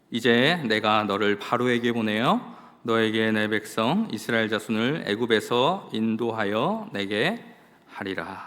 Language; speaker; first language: Korean; native; Korean